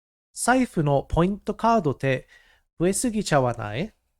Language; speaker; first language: Japanese; non-native, learner; English